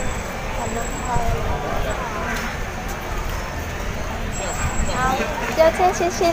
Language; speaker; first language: Chinese; non-native, learner; Indonesian